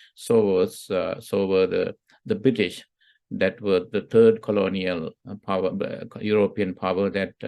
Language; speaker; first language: English; non-native, local second language; Sinhala